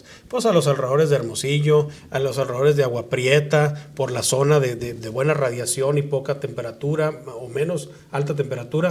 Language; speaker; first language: Spanish; native; Spanish